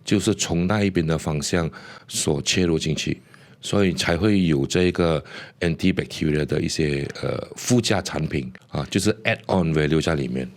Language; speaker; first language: Chinese; native; Chinese